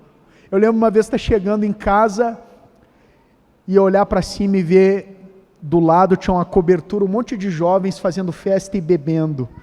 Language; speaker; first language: Portuguese; native; Portuguese